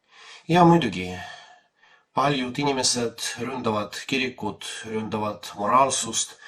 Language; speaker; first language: Estonian; non-native, fluent; Polish